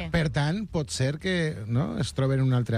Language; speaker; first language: Catalan; native; Catalan